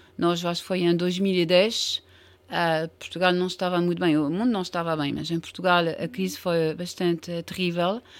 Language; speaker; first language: Portuguese; non-native, fluent; French